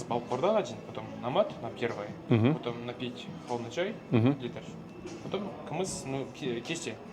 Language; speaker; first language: Russian; non-native, local second language; Kazakh